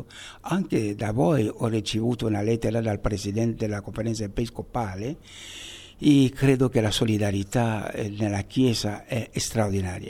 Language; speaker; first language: Italian; non-native, fluent; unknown